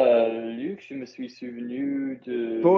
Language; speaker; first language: French; non-native, learner; English